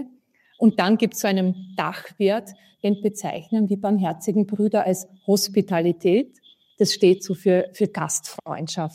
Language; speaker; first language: German; native; German